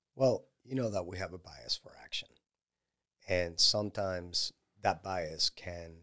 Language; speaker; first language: English; non-native, fluent; Spanish